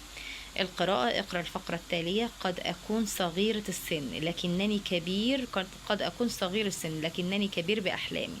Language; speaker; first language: Arabic; native; Arabic